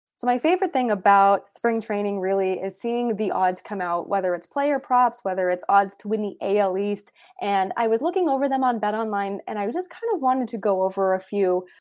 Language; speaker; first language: English; native; English